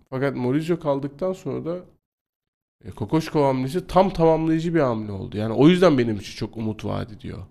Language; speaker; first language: Turkish; native; Turkish